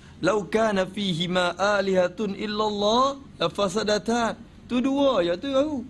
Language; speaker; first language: Malay; native; Malay